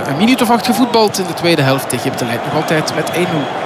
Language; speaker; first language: Dutch; native; Dutch